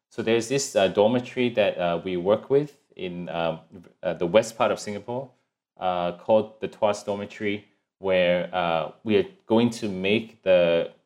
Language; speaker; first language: English; non-native, local second language; Cantonese